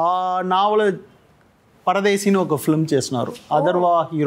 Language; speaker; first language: Telugu; non-native, learner; Tamil